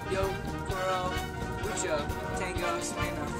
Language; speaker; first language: Spanish; non-native, learner; English